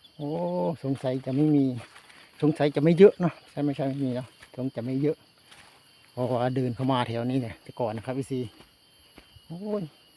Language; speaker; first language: Thai; non-native, local second language; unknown